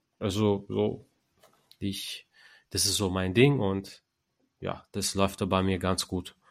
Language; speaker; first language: German; early bilingual, other home language; Turkish